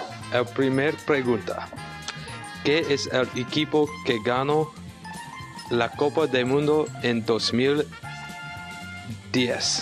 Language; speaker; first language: Spanish; non-native, learner; English